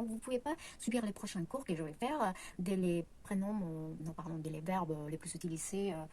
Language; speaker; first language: French; non-native, fluent; Spanish